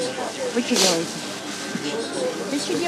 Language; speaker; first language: Russian; non-native, learner; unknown